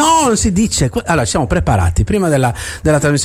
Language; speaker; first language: Italian; native; Italian